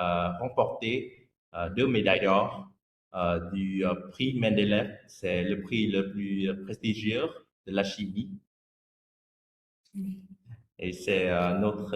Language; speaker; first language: French; non-native, fluent; Vietnamese